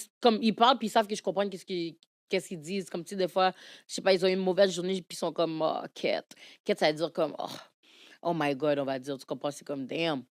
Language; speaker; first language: French; early bilingual, other home language; Haitian Creole